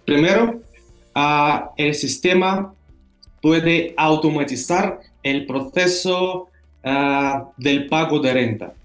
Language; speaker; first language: Spanish; non-native, learner; Russian